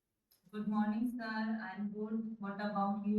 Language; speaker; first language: English; non-native, learner; Rajasthani